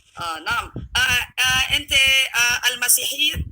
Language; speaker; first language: Arabic; non-native, learner; Indonesian